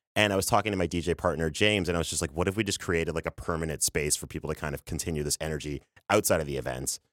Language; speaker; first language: English; native; English